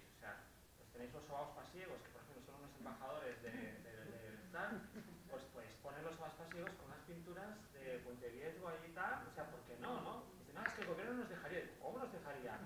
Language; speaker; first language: Spanish; native; Spanish